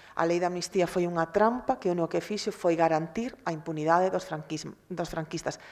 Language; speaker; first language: Galician; native; Galician